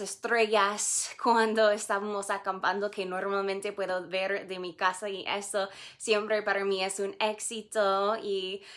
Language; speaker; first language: Spanish; non-native, fluent; English